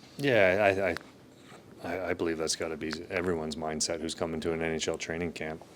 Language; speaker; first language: English; native; English